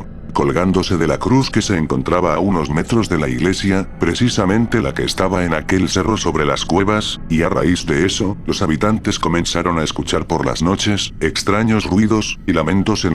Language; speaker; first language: Spanish; native; Spanish